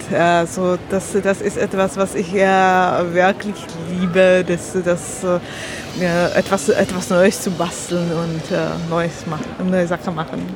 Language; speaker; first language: German; non-native, learner; Slovak